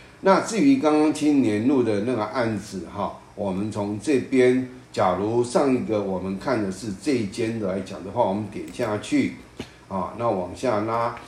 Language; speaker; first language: Chinese; native; Chinese